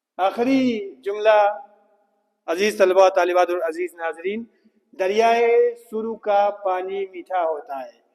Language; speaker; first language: Urdu; non-native, local second language; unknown